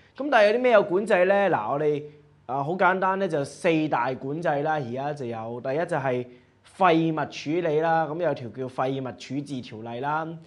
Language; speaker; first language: Cantonese; native; Cantonese